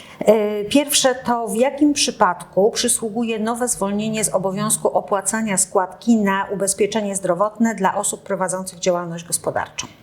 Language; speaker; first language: Polish; native; Polish